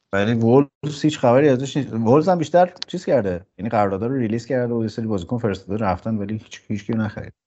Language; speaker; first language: Persian; native; Persian